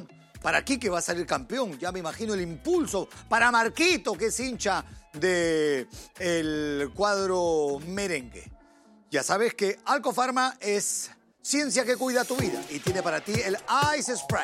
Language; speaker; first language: Spanish; native; Spanish